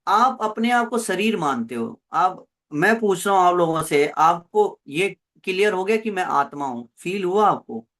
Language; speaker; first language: Hindi; non-native, local second language; Punjabi